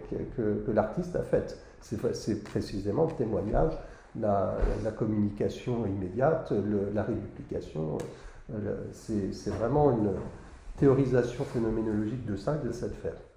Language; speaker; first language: French; native; French